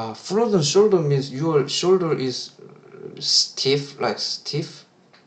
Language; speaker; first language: English; non-native, learner; Korean